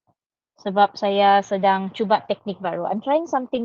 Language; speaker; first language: Malay; native; Malay